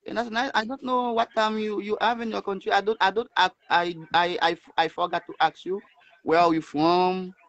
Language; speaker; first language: English; non-native, learner; Haitian Creole